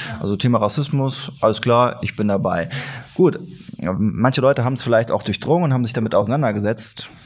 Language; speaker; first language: German; native; German